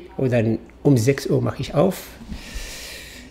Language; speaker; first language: German; non-native, fluent; Arabic